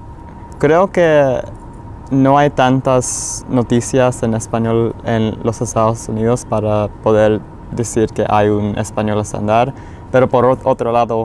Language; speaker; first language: Spanish; early bilingual, heritage; English